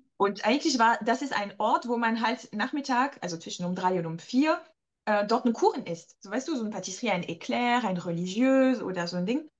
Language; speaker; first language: German; non-native, fluent; French